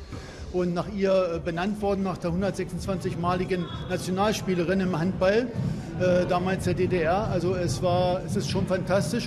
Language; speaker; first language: German; native; German